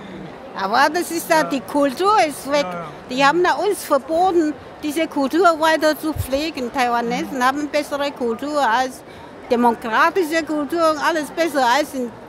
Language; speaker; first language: German; non-native, fluent; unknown